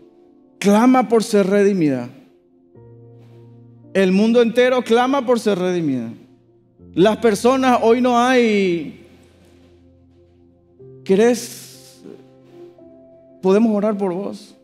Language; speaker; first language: Spanish; native; Spanish